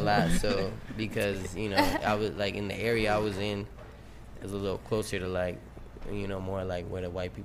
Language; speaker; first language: English; early bilingual, other home language; Spanish